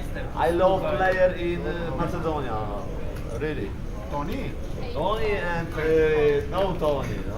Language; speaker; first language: English; non-native, learner; Polish